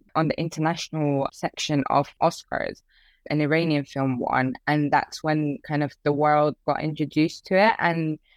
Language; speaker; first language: English; early bilingual, other home language; Persian